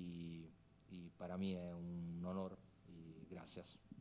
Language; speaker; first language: Spanish; non-native, fluent; Italian